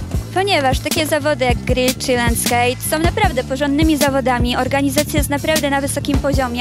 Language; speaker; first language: Polish; native; Polish